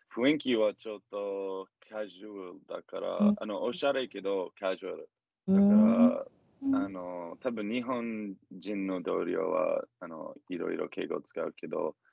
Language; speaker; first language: Japanese; non-native, learner; English